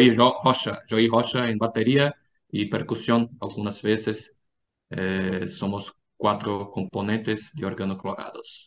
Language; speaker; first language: Spanish; non-native, fluent; Portuguese